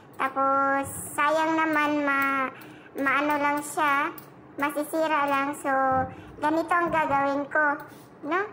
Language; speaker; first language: Filipino; non-native, local second language; Cebuano